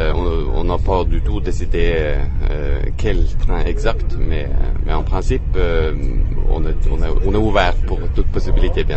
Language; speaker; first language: French; non-native, fluent; Norwegian